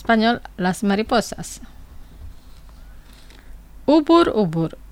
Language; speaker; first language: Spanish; non-native, fluent; Indonesian